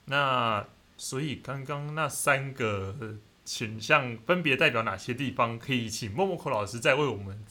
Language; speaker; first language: Chinese; native; Chinese